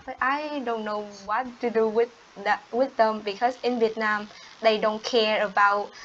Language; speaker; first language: English; non-native, learner; Vietnamese